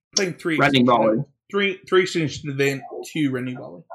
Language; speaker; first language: English; native; English